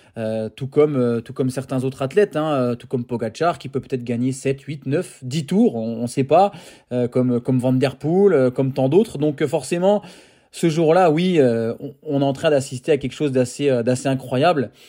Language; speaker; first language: French; native; French